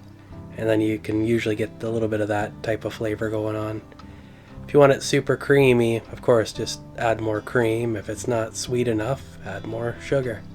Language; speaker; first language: English; native; English